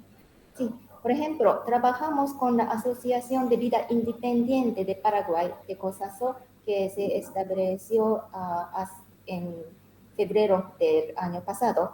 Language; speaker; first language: Spanish; non-native, learner; Japanese